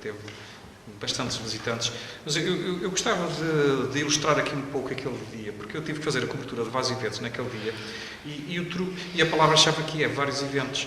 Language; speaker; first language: Portuguese; native; Portuguese